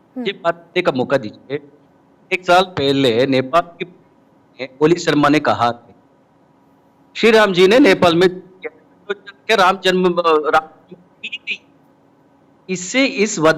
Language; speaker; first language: Hindi; non-native, local second language; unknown